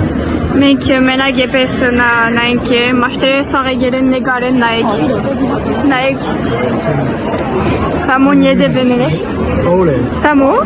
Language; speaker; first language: Armenian; early bilingual, heritage; Armenian